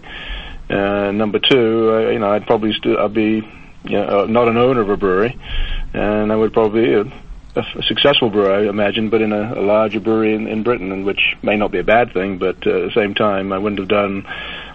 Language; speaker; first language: English; native; English